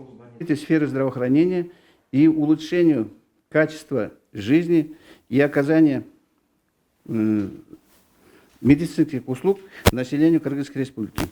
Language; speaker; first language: Russian; non-native, local second language; Kyrgyz